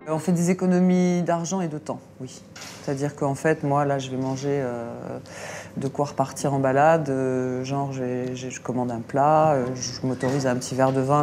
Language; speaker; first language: French; native; French